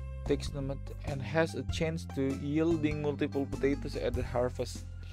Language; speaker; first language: English; non-native, fluent; Indonesian